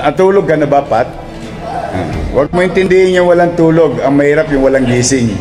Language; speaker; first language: Filipino; native; Filipino